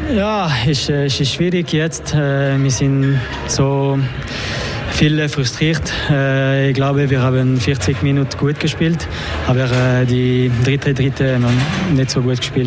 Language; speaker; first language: German; non-native, local second language; French